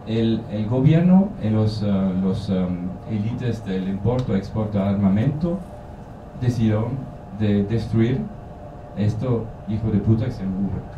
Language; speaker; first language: Spanish; non-native, learner; German